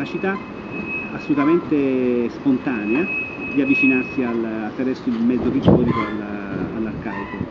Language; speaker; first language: Italian; native; Italian